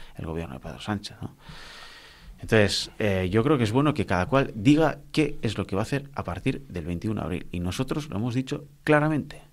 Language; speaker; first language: Spanish; non-native, local second language; Basque